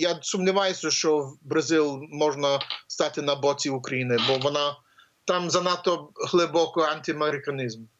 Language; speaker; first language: Ukrainian; early bilingual, heritage; English